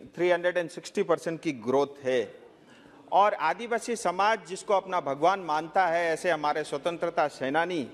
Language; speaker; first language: Hindi; non-native, local second language; Nepali